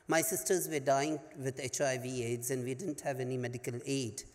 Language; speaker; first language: English; non-native, local second language; Hindi